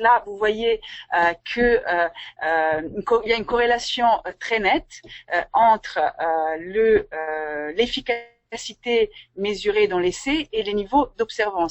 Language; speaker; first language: French; native; French